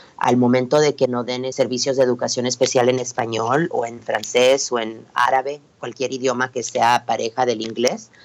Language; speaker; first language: Spanish; early bilingual, heritage; Spanish